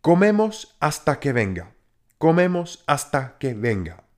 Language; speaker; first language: Spanish; non-native, fluent; Czech